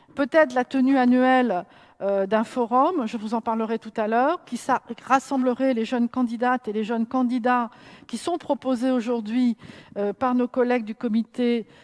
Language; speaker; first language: French; native; French